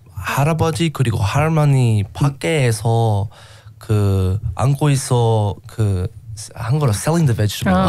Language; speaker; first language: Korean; non-native, learner; English